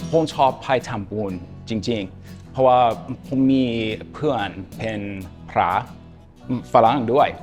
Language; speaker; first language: Thai; non-native, learner; English